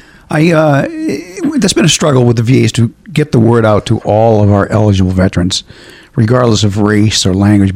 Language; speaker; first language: English; native; English